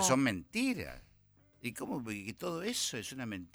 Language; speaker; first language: Spanish; native; Spanish